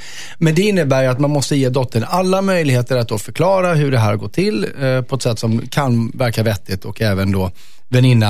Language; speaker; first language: Swedish; native; Swedish